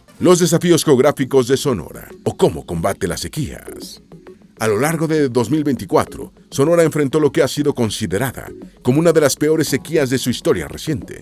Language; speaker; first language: Spanish; native; Spanish